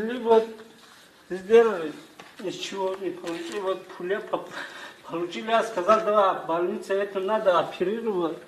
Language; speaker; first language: Russian; non-native, learner; Tajik